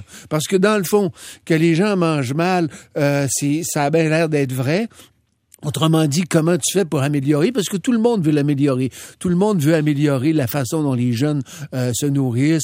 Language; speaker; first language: French; native; French